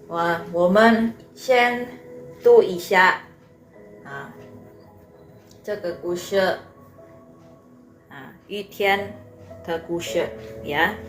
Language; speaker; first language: Chinese; non-native, fluent; Indonesian